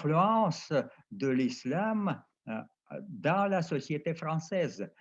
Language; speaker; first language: French; non-native, fluent; Russian